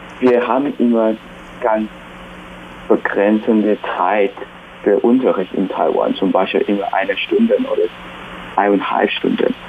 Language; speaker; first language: German; non-native, fluent; Chinese